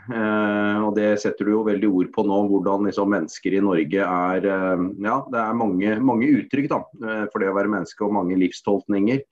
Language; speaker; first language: Norwegian; native; Norwegian